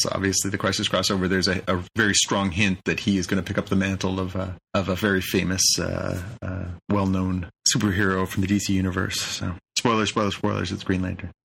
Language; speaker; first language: English; native; English